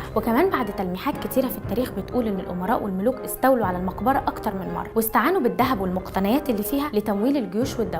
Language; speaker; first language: Arabic; native; Arabic